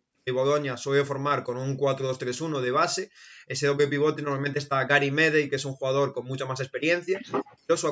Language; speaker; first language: Spanish; native; Spanish